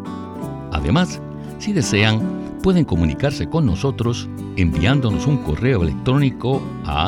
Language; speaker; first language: Spanish; native; Spanish